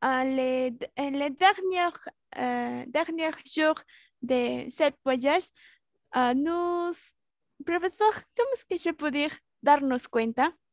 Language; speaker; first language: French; non-native, learner; Spanish